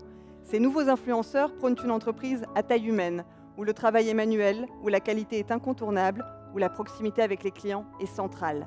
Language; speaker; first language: French; native; French